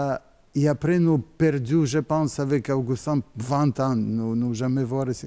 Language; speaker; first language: French; non-native, learner; Russian